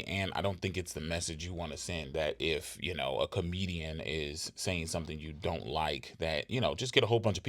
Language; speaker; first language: English; native; English